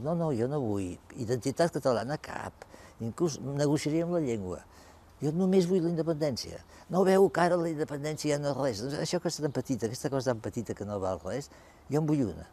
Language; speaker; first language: Catalan; native; Catalan